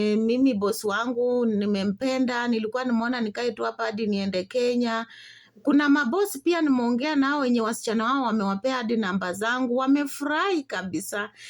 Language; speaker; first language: Swahili; non-native, local second language; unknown